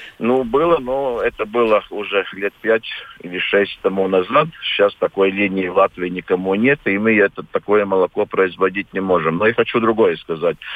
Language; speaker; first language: Russian; non-native, local second language; Latvian